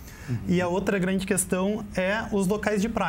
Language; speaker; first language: Portuguese; native; Portuguese